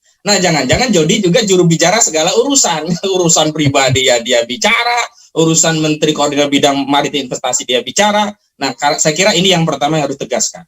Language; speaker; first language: Indonesian; native; Indonesian